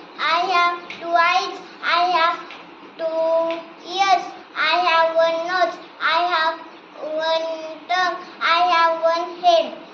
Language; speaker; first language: English; non-native, learner; Marathi